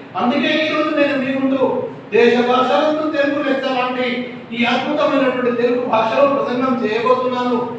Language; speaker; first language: Telugu; non-native, local second language; Urdu